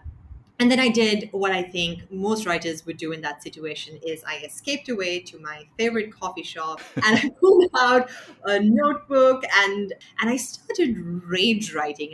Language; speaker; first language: English; non-native, local second language; Sinhala